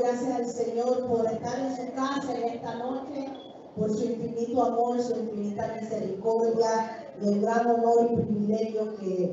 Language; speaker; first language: Spanish; native; Spanish